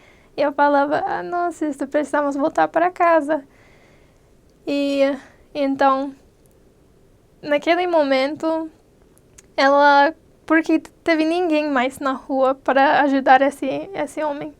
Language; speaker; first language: Portuguese; non-native, fluent; English